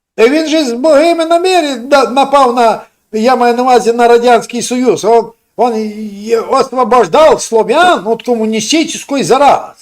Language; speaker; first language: Ukrainian; native; Ukrainian